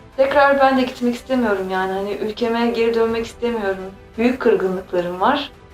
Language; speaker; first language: Turkish; native; Turkish